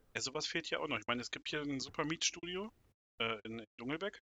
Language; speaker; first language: German; native; German